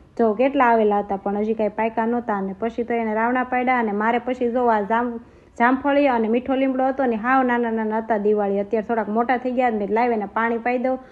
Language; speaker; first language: Gujarati; native; Gujarati